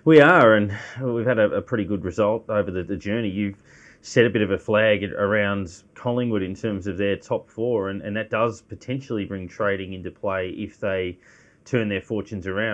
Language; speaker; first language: English; native; English